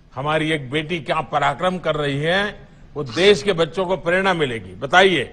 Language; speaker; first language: Hindi; non-native, local second language; Gujarati